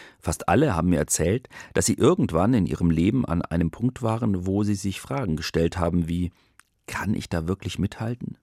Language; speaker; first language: German; native; German